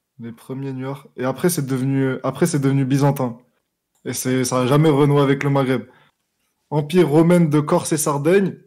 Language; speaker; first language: French; native; French